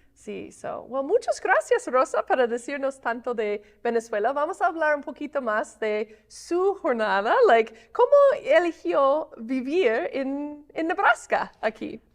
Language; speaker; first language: Spanish; non-native, fluent; English